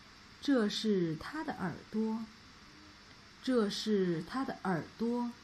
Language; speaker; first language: Chinese; native; Chinese